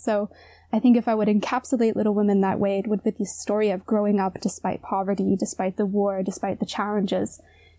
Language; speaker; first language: English; native; English